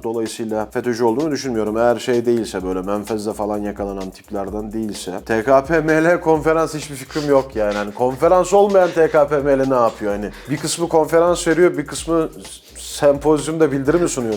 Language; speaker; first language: Turkish; native; Turkish